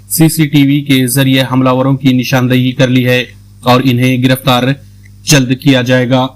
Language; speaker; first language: Hindi; non-native, local second language; Urdu